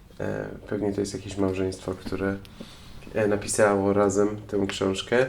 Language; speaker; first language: Polish; non-native, fluent; Persian